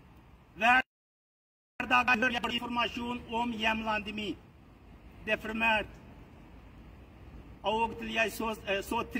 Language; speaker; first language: Norwegian; non-native, learner; Uyghur